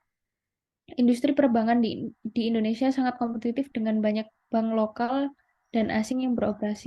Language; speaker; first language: Indonesian; native; Indonesian